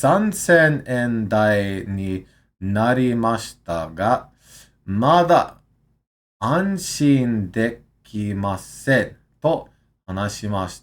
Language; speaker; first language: Japanese; non-native, learner; English